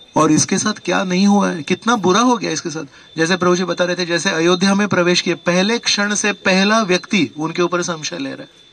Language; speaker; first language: Hindi; non-native, local second language; Marathi